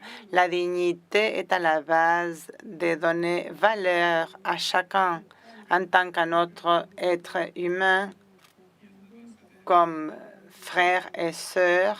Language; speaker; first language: French; non-native, fluent; Spanish